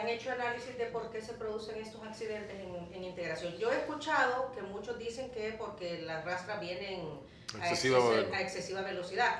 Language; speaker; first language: Spanish; native; Spanish